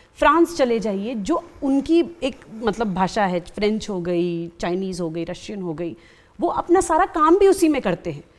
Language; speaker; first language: Hindi; native; Hindi